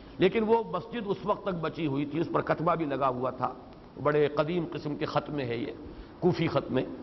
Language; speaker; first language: Urdu; native; Urdu